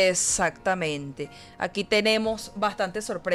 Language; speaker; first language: Spanish; native; Spanish